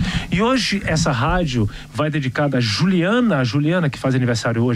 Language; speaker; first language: Portuguese; native; Portuguese